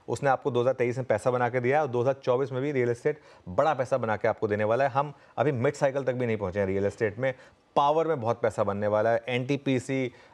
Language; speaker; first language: Hindi; native; Hindi